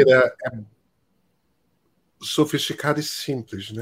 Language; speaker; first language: Portuguese; native; Portuguese